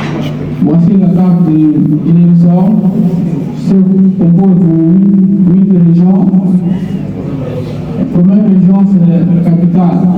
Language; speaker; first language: French; non-native, learner; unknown